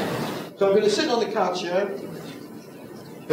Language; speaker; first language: English; native; English